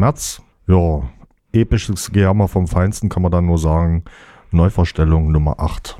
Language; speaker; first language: German; native; German